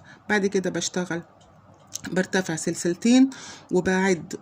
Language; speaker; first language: Arabic; native; Arabic